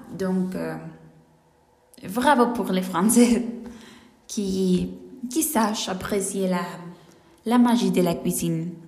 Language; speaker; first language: French; non-native, learner; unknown